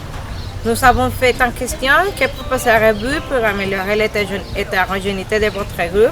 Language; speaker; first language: French; non-native, learner; Spanish